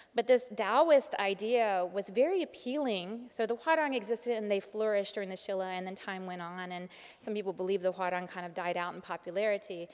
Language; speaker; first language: English; native; English